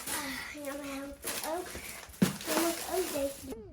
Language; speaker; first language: Dutch; early bilingual, other home language; Filipino